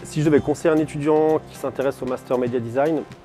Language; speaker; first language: French; native; French